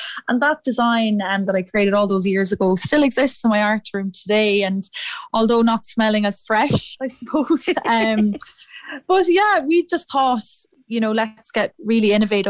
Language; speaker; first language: English; native; English